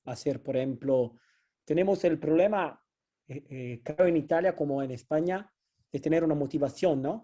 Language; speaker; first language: Spanish; non-native, fluent; Italian